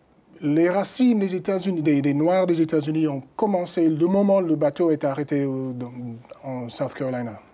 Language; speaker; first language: French; non-native, fluent; English